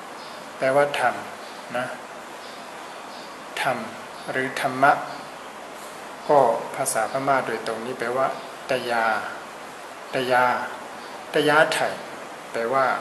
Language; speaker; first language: Thai; non-native, fluent; Burmese